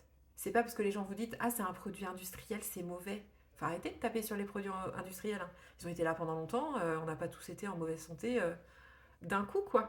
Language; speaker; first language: French; native; French